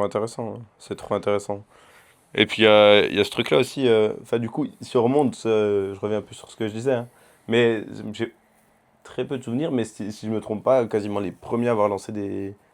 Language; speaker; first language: French; native; French